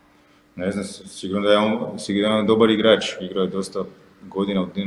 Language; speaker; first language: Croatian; non-native, fluent; Portuguese